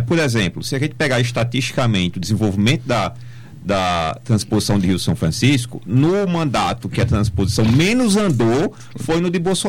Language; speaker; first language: Portuguese; native; Portuguese